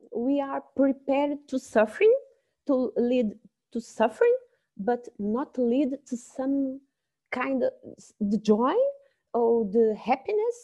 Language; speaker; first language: English; non-native, learner; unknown